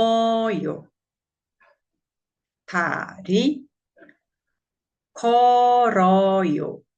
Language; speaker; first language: Korean; non-native, fluent; Mongolian